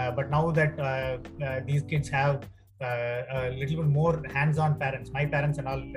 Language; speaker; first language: English; non-native, local second language; Tamil